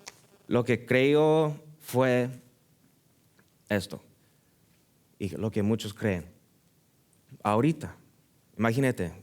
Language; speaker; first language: Spanish; early bilingual, heritage; Spanish